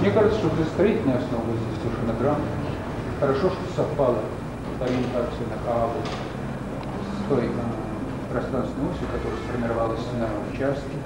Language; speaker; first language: Russian; native; Russian